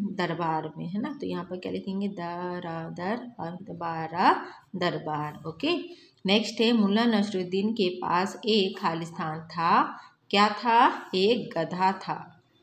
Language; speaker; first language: Hindi; native; Hindi